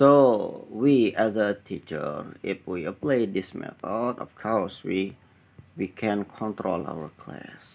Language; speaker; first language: English; non-native, learner; Indonesian